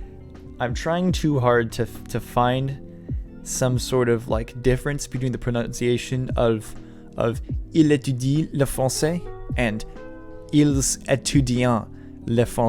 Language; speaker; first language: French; non-native, learner; English